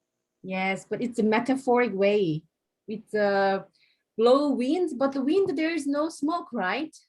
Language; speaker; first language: English; non-native, fluent; Korean